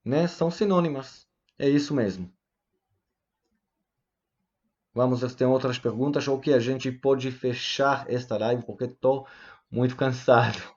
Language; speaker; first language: Portuguese; non-native, fluent; Hebrew